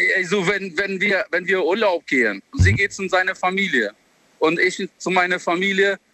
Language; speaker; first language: German; non-native, learner; Albanian